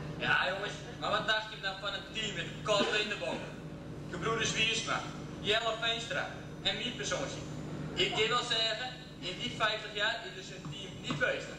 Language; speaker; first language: Dutch; non-native, local second language; Western Frisian